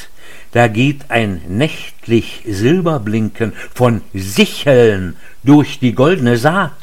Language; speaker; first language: German; native; German